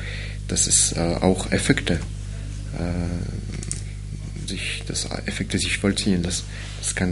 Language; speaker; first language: German; non-native, fluent; French